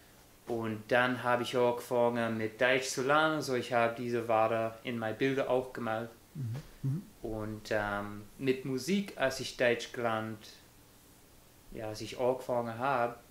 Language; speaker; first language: German; non-native, fluent; English